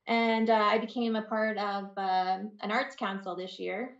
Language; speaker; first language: English; native; English